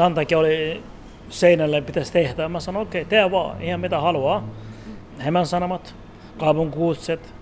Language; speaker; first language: Finnish; non-native, learner; Turkish